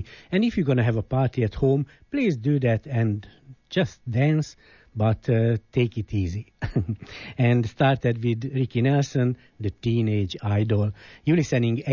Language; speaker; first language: English; non-native, fluent; Hungarian